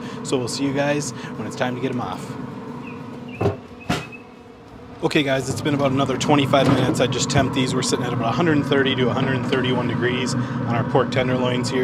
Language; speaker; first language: English; native; English